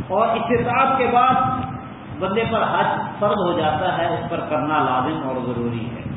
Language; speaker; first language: Urdu; non-native, local second language; Punjabi